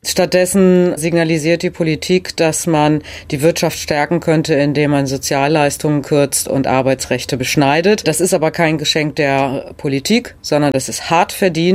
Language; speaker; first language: German; native; German